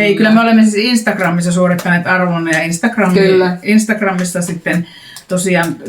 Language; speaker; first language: Finnish; native; Finnish